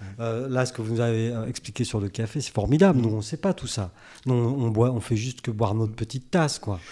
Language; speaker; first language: French; native; French